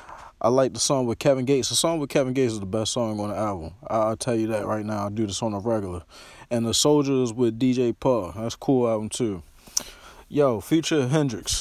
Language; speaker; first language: English; native; English